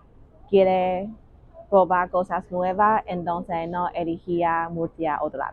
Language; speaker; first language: Spanish; non-native, learner; Chinese